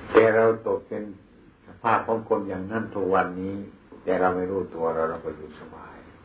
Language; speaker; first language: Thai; non-native, local second language; Northeastern Thai